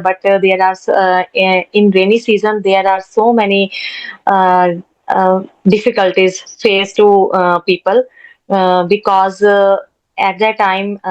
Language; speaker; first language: English; non-native, learner; Hindi